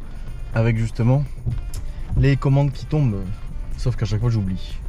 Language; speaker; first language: French; native; French